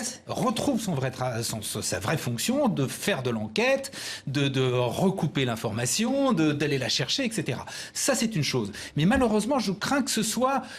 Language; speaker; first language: French; native; French